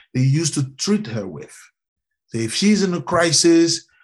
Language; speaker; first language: English; non-native, fluent; French